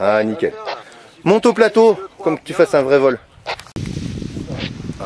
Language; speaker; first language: French; native; French